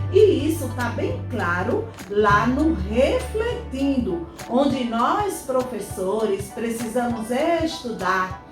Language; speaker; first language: Portuguese; native; Portuguese